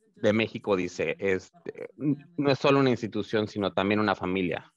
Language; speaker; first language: Spanish; native; Spanish